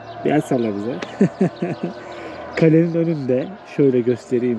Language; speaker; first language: Turkish; native; Turkish